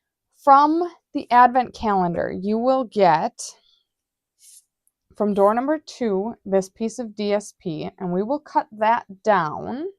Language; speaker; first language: English; native; English